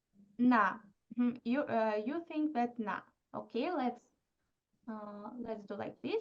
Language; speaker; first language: English; non-native, fluent; Russian